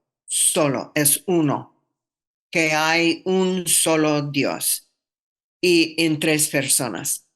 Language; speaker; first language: Spanish; non-native, fluent; English